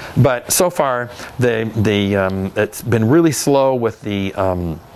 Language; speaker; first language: English; native; English